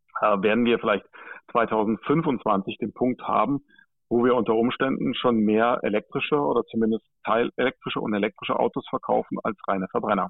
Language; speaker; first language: German; native; German